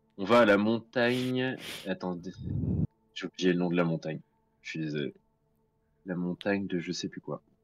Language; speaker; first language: French; native; French